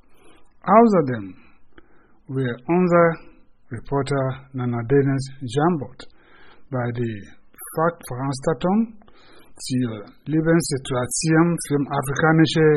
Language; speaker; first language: German; non-native, fluent; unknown